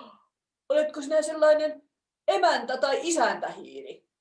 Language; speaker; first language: Finnish; native; Finnish